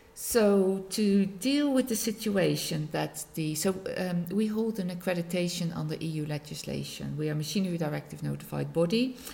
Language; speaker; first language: English; non-native, fluent; Dutch